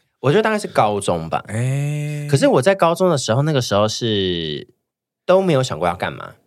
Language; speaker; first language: Chinese; native; Chinese